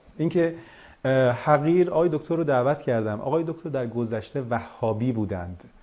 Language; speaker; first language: Persian; native; Persian